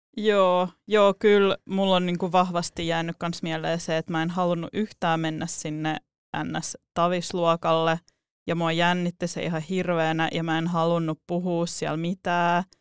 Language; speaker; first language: Finnish; early bilingual, other home language; Russian